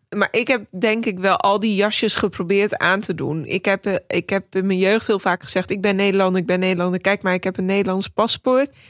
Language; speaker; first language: Dutch; early bilingual, other home language; Persian